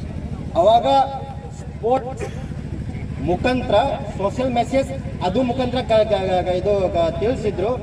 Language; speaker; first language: Kannada; non-native, fluent; Manipuri